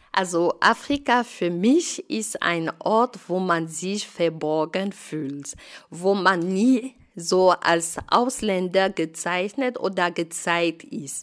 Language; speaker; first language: German; non-native, fluent; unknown